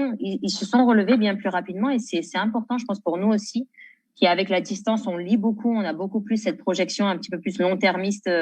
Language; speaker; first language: French; native; French